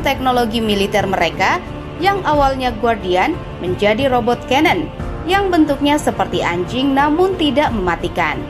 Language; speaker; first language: Indonesian; native; Indonesian